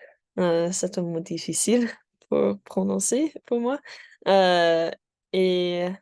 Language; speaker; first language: French; non-native, learner; English